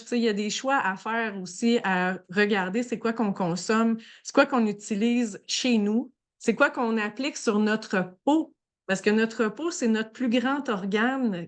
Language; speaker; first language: French; native; French